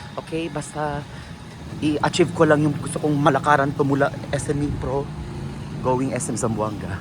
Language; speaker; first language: Filipino; non-native, local second language; Chavacano